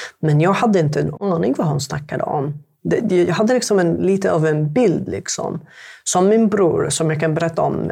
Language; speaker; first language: Swedish; non-native, fluent; Arabic